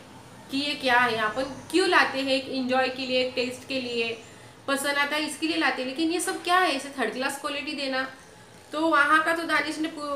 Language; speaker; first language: Hindi; native; Hindi